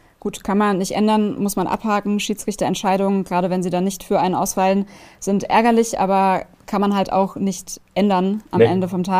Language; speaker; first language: German; native; German